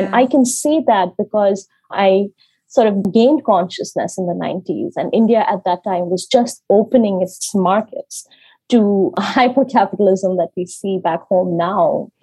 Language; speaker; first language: English; non-native, local second language; Hindi